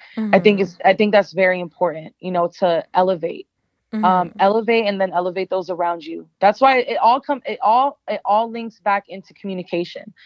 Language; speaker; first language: English; native; English